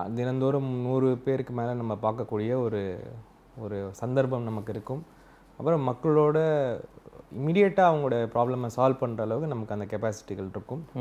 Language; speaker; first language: Tamil; native; Tamil